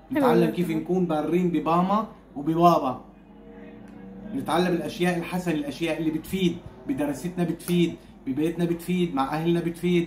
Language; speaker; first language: Arabic; native; Arabic